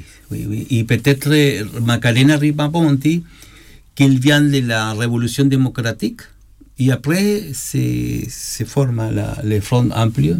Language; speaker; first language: French; non-native, learner; Spanish